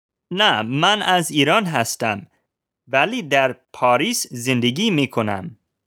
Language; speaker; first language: Persian; non-native, learner; English